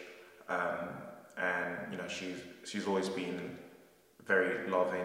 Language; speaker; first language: English; native; English